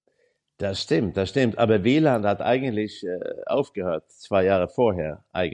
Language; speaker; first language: German; non-native, learner; Swedish